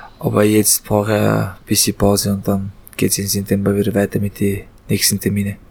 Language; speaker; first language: German; early bilingual, other home language; Chechen